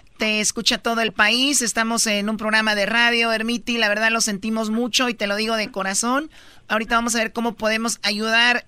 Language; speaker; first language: Spanish; native; Spanish